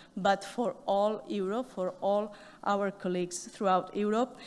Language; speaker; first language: English; non-native, fluent; Catalan